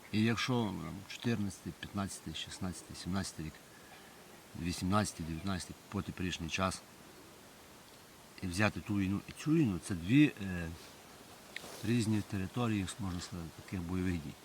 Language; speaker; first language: Ukrainian; native; Ukrainian